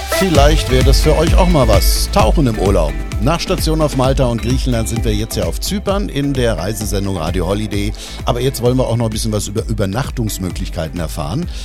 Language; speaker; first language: German; native; German